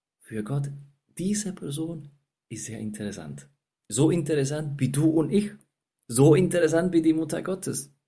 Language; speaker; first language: German; non-native, fluent; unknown